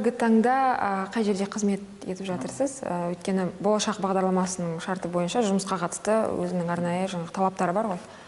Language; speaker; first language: Kazakh; native; Kazakh